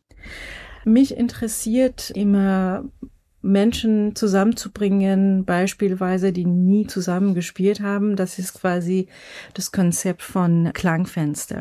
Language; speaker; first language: German; non-native, fluent; Persian